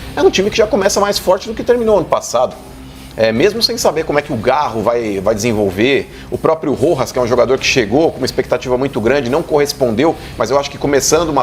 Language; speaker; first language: Portuguese; native; Portuguese